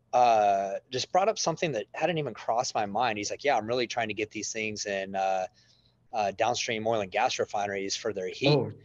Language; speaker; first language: English; native; English